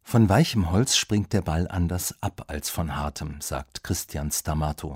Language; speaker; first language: German; native; German